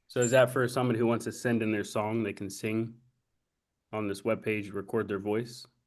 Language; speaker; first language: English; native; English